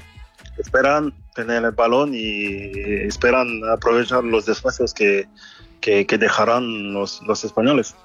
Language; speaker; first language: Spanish; non-native, learner; French